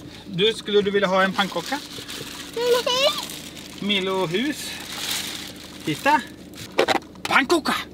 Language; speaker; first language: Swedish; native; Swedish